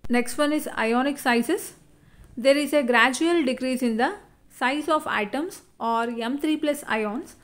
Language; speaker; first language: English; non-native, local second language; Kannada